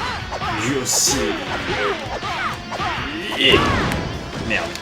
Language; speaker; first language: French; native; French